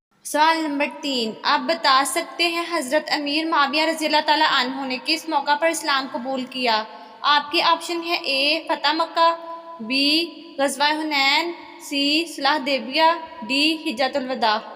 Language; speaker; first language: Urdu; native; Urdu